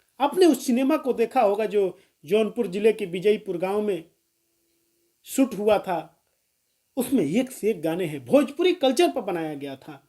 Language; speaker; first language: Hindi; non-native, local second language; Bhojpuri